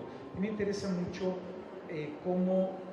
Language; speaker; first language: Spanish; native; Spanish